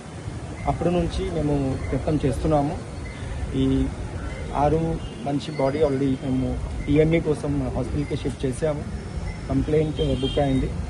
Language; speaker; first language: Telugu; non-native, learner; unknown